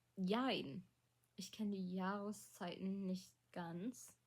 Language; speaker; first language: German; non-native, local second language; English